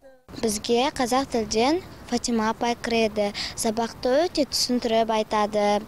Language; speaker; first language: Kazakh; non-native, local second language; Uzbek